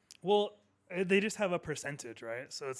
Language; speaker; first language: English; native; English